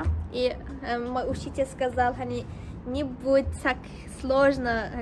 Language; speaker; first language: Russian; non-native, learner; Turkish